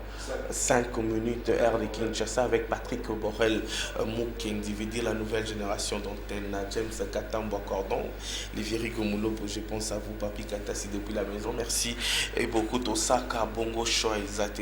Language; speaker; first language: French; non-native, local second language; Lingala